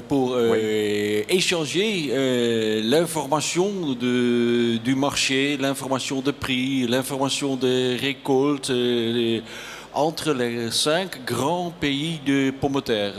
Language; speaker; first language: French; non-native, learner; Dutch